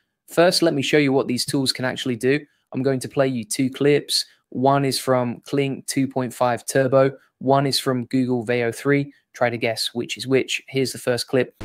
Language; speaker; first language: English; native; English